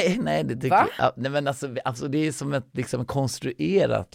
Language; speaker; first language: Swedish; native; Swedish